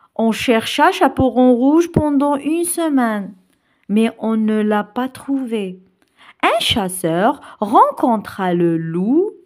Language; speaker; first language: French; non-native, local second language; Arabic